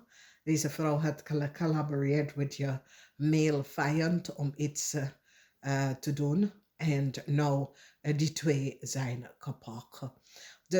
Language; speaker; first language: Dutch; non-native, fluent; English